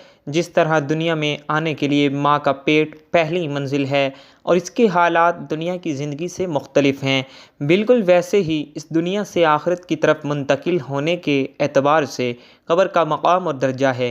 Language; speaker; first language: Urdu; native; Urdu